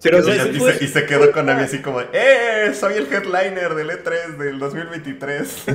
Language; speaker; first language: Spanish; native; Spanish